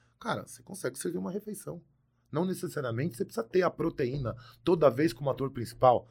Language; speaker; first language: Portuguese; native; Portuguese